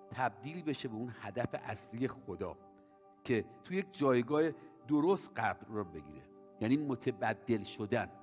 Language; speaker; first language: Persian; native; Persian